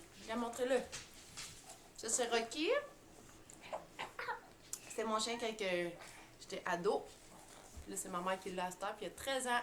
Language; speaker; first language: French; native; French